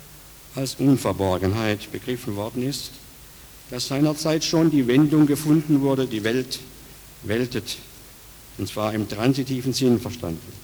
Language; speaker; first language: German; native; German